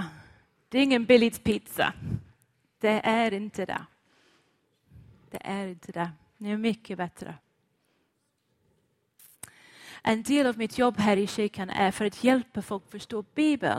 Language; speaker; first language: Swedish; non-native, fluent; English